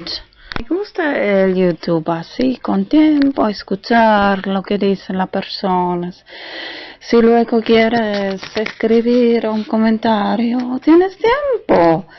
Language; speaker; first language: Spanish; non-native, fluent; German